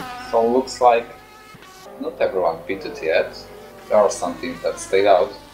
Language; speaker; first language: English; non-native, fluent; Polish